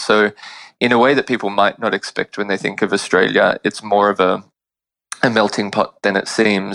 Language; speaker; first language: English; native; English